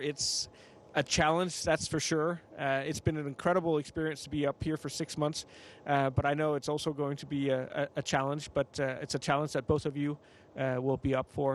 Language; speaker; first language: English; non-native, fluent; Danish